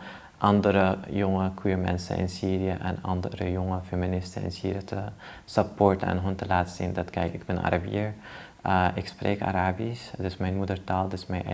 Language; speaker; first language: Dutch; early bilingual, other home language; Arabic